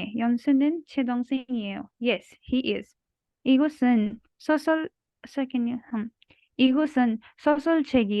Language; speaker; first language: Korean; non-native, learner; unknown